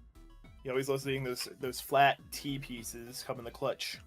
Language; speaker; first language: English; native; English